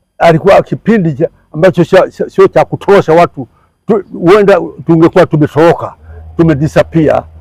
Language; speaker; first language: Swahili; non-native, local second language; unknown